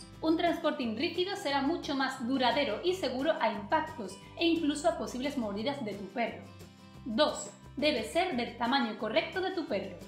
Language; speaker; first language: Spanish; native; Spanish